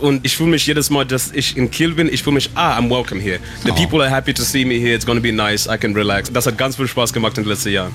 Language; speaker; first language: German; non-native, learner; Shona